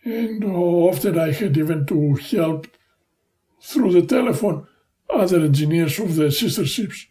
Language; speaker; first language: English; non-native, fluent; Greek